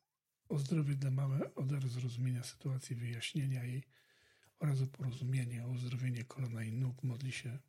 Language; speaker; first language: Polish; native; Polish